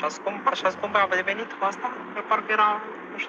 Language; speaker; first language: Romanian; non-native, learner; Vietnamese